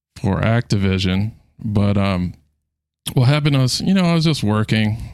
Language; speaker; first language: English; native; English